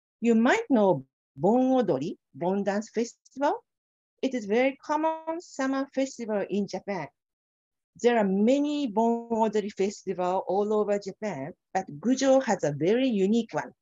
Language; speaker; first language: English; non-native, fluent; Japanese